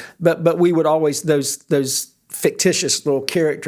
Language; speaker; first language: English; native; English